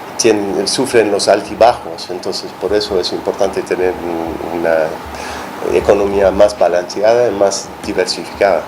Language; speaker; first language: Spanish; non-native, fluent; English